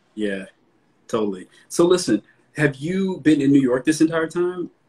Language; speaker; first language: English; native; English